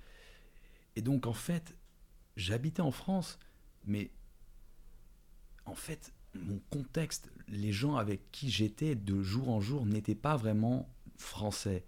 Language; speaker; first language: French; early bilingual, other home language; Dutch